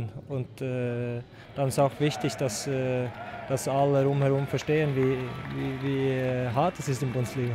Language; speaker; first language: German; non-native, fluent; Norwegian